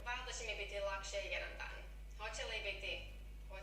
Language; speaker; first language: Croatian; non-native, learner; English